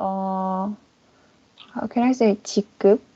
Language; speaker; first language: English; non-native, learner; Korean